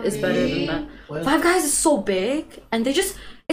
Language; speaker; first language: English; non-native, local second language; Cantonese